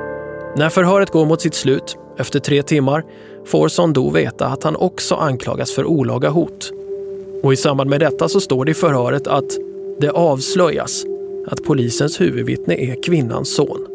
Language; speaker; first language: Swedish; native; Swedish